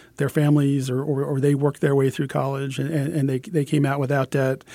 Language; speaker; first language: English; native; English